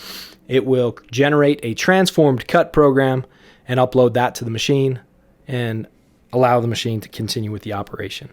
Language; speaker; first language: English; native; English